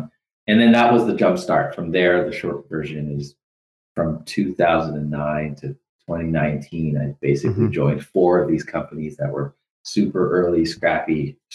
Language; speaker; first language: English; native; English